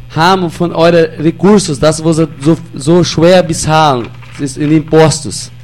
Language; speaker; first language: German; early bilingual, heritage; German